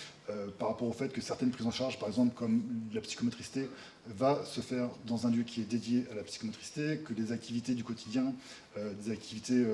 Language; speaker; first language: French; native; French